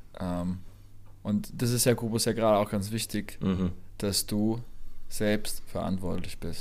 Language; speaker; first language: German; native; German